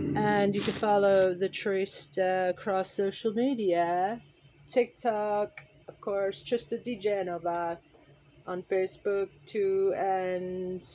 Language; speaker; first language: English; native; English